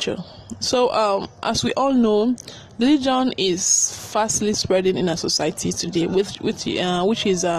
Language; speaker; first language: English; non-native, local second language; Krio